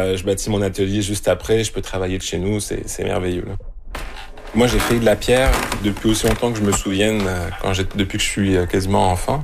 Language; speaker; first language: French; native; French